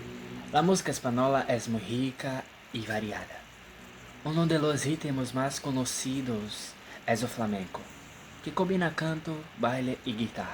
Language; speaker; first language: Spanish; non-native, learner; Portuguese